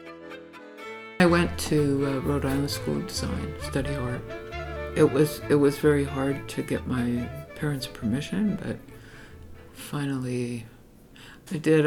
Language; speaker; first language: English; native; English